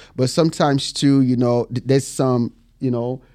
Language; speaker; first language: English; non-native, local second language; Bini